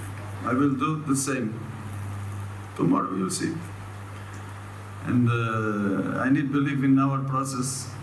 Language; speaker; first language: English; non-native, learner; Portuguese